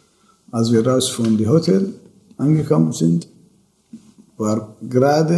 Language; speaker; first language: German; non-native, fluent; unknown